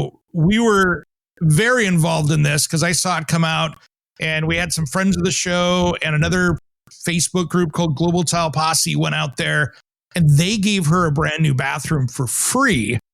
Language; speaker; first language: English; native; English